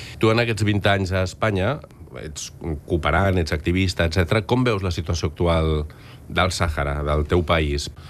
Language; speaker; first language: Catalan; native; Catalan